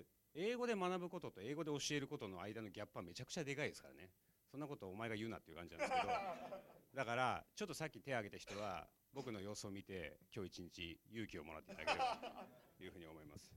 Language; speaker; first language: Japanese; native; Japanese